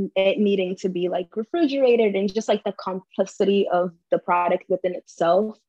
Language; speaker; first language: English; early bilingual, heritage; English